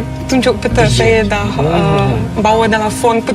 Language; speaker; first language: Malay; non-native, fluent; Russian